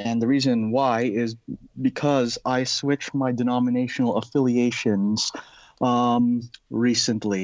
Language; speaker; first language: English; non-native, local second language; Filipino